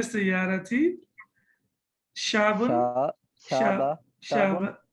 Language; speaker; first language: Arabic; non-native, fluent; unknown